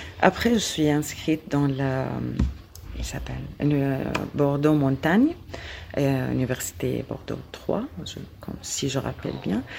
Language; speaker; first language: French; non-native, learner; Arabic